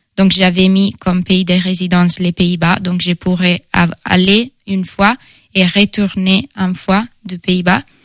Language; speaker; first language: French; non-native, fluent; Italian